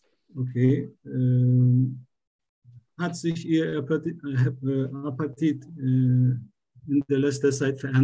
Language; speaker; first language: German; non-native, learner; Turkish